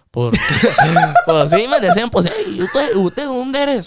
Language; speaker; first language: Spanish; non-native, fluent; English